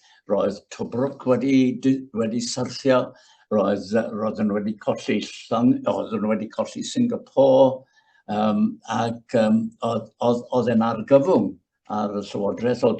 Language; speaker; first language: Welsh; native; Welsh